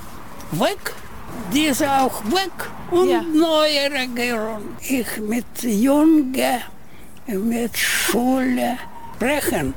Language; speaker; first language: German; non-native, learner; Russian